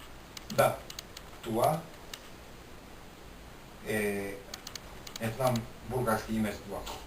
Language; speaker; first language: Bulgarian; non-native, learner; Finnish